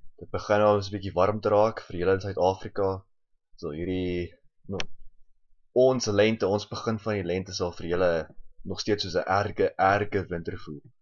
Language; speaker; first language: Afrikaans; early bilingual, heritage; Afrikaans